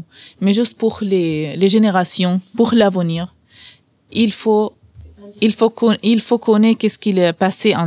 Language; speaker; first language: French; non-native, learner; Arabic